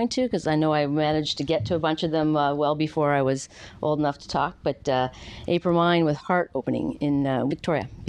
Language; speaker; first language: English; native; English